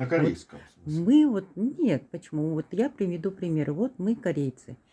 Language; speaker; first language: Russian; non-native, local second language; Korean